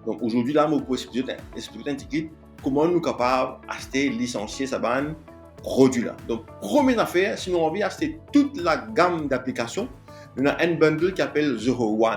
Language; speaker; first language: French; non-native, local second language; Morisyen